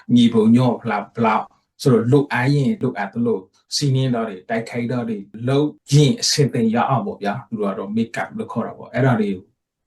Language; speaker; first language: Burmese; native; Burmese